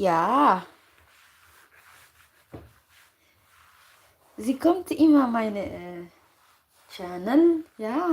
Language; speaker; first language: German; non-native, learner; Tigrinya